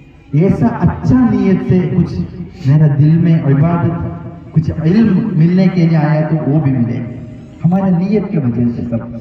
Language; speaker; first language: Hindi; non-native, local second language; Malayalam